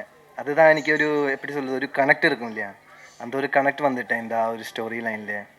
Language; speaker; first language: Tamil; non-native, learner; Malayalam